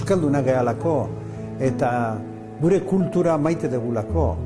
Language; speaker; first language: Basque; native; Basque